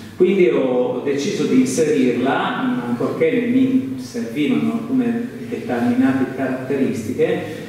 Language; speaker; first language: Italian; native; Italian